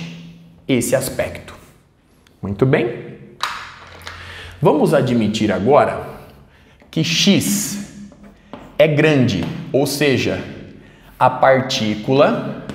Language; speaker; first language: Portuguese; native; Portuguese